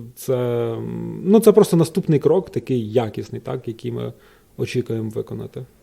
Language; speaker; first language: Ukrainian; native; Ukrainian